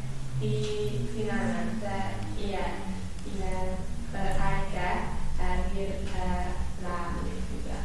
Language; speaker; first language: Spanish; non-native, learner; Hungarian